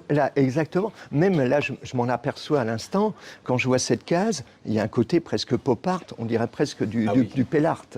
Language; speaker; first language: French; native; French